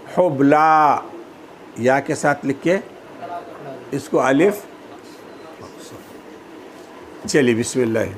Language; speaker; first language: Urdu; native; Urdu